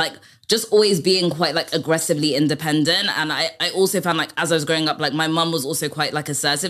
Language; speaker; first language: English; native; English